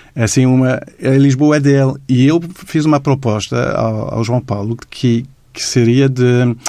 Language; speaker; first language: Portuguese; non-native, fluent; English